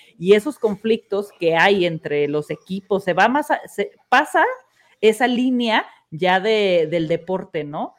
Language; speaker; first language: Spanish; early bilingual, heritage; Spanish